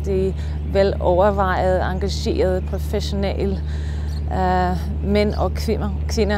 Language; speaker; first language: Danish; non-native, fluent; English